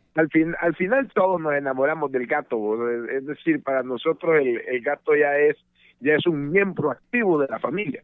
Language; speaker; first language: Spanish; native; Spanish